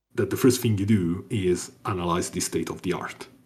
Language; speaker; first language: English; non-native, fluent; Italian